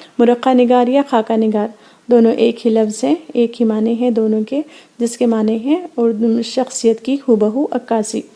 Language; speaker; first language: Urdu; native; Urdu